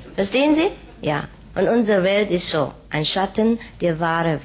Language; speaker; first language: German; non-native, fluent; Vietnamese